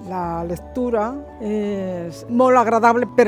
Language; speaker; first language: Catalan; non-native, learner; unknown